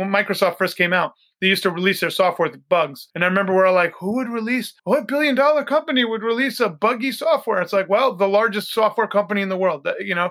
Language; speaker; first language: English; native; English